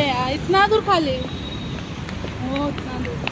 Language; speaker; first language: Hindi; non-native, local second language; Bangla